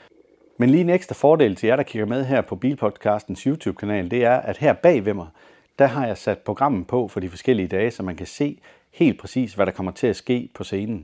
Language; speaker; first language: Danish; native; Danish